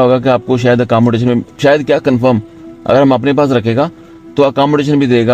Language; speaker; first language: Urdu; non-native, local second language; Punjabi